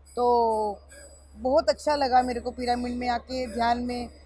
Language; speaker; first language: Hindi; native; Hindi